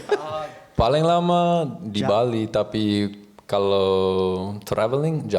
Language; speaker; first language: Indonesian; non-native, learner; English